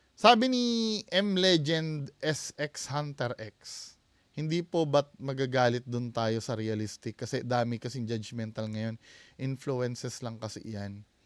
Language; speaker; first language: Filipino; native; Filipino